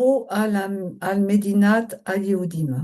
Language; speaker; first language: Hebrew; non-native, learner; French